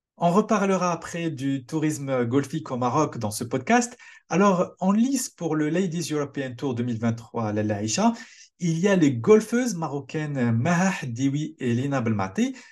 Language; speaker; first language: French; non-native, local second language; Arabic